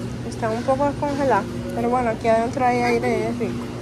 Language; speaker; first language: Spanish; native; Spanish